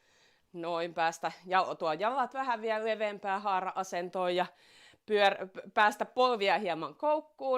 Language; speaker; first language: Finnish; native; Finnish